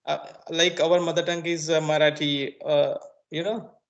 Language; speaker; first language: English; non-native, learner; Marathi